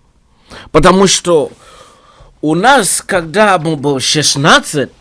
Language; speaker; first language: Russian; non-native, learner; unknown